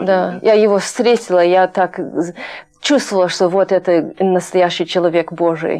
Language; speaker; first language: Russian; non-native, fluent; English